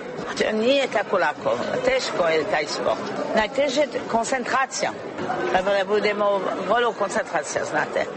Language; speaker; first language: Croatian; non-native, learner; French